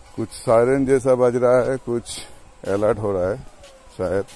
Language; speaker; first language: Hindi; non-native, local second language; Bangla